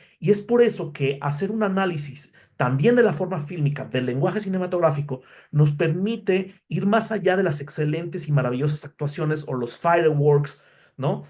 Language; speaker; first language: Spanish; native; Spanish